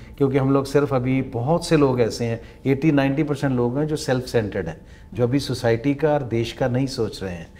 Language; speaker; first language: Hindi; non-native, local second language; Punjabi